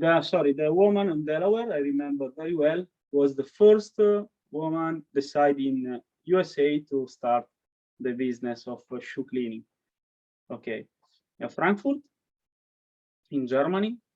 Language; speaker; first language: English; non-native, learner; Italian